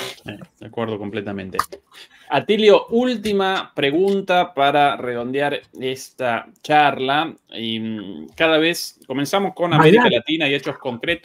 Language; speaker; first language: Spanish; native; Spanish